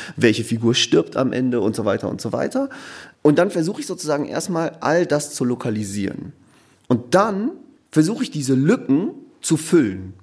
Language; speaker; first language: German; native; German